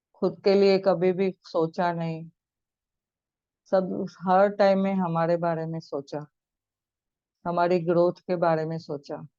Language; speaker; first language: Hindi; native; Hindi